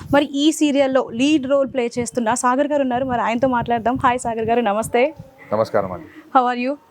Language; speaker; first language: Telugu; native; Telugu